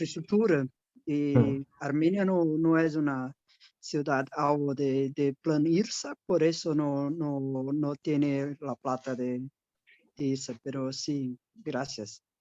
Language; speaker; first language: Spanish; non-native, learner; Portuguese